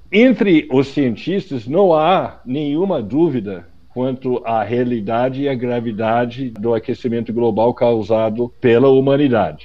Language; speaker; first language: Portuguese; non-native, fluent; English